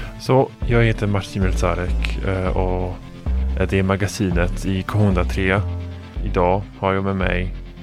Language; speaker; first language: Swedish; non-native, fluent; Polish